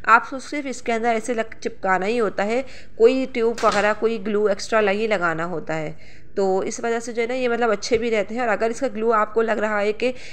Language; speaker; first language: Hindi; native; Hindi